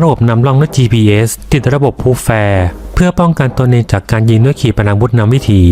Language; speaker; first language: Thai; native; Thai